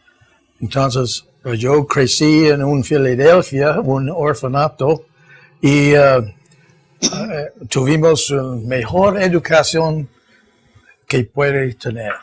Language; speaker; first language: Spanish; non-native, fluent; English